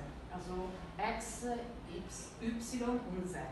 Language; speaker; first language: German; non-native, learner; Italian